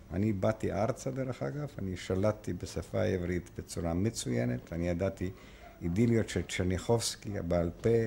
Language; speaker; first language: Hebrew; non-native, fluent; Ukrainian